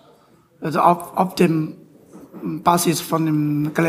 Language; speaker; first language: German; non-native, learner; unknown